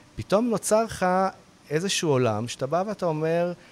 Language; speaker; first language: Hebrew; native; Hebrew